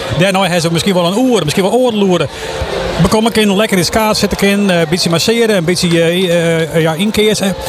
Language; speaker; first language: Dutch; non-native, local second language; Western Frisian